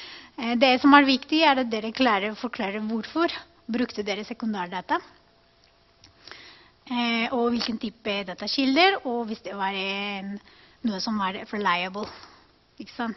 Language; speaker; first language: Norwegian; non-native, fluent; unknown